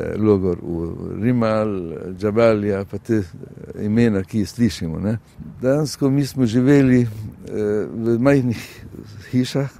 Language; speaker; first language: Slovenian; non-native, fluent; Arabic